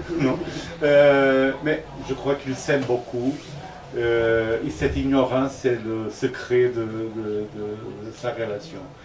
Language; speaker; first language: French; non-native, fluent; Portuguese